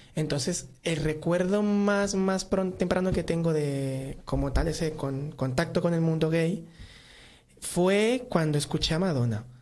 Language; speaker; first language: Spanish; native; Spanish